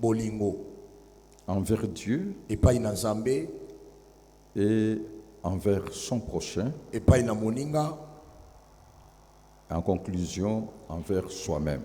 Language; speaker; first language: French; non-native, local second language; Lingala